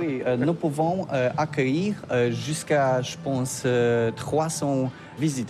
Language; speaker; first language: French; non-native, learner; Polish